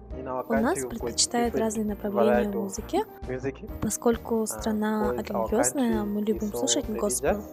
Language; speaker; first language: Russian; non-native, fluent; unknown